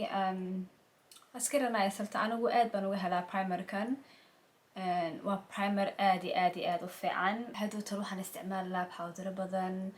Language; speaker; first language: Somali; early bilingual, heritage; Somali